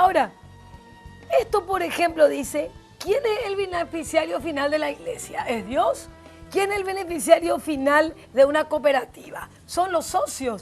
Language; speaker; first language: Spanish; native; Spanish